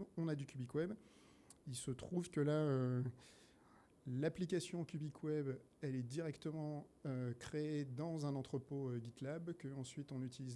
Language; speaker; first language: French; native; French